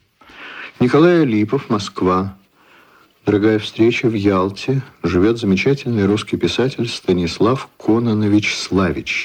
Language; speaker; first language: Russian; native; Russian